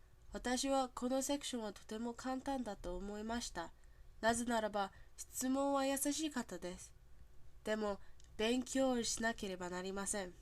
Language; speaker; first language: Japanese; non-native, learner; English